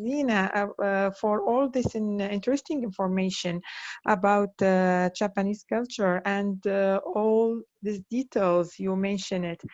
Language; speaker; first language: English; non-native, learner; Arabic